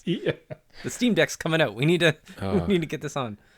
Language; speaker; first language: English; native; English